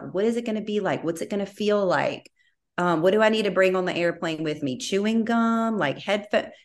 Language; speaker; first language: English; native; English